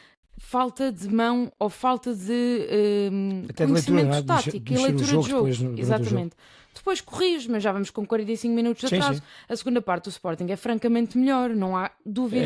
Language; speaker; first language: Portuguese; native; Portuguese